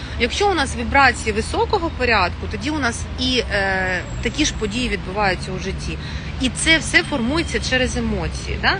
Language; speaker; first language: Ukrainian; non-native, local second language; Russian